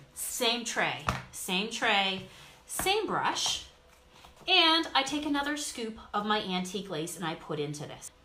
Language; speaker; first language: English; native; English